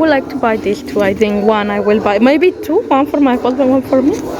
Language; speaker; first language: English; non-native, learner; Spanish